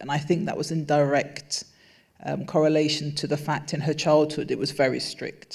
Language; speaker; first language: English; native; English